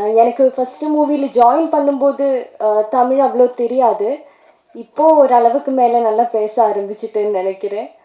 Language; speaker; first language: Tamil; non-native, learner; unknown